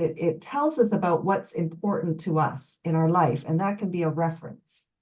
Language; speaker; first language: English; native; English